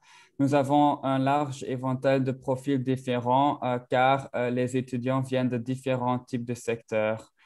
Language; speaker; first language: French; non-native, local second language; Dutch